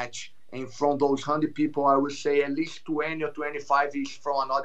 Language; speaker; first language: English; non-native, learner; Portuguese